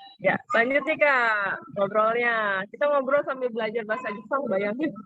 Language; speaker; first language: Indonesian; native; Indonesian